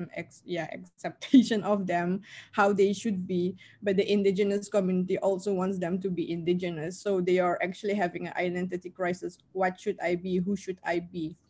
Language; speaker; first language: English; non-native, fluent; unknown